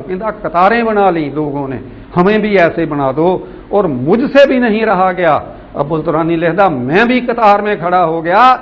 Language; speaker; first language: Hindi; non-native, local second language; Punjabi